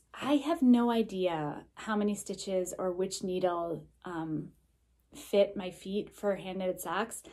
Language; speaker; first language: English; native; English